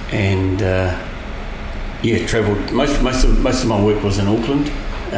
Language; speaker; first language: English; native; English